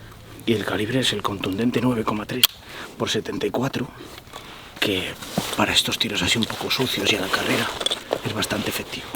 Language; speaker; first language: Spanish; native; Spanish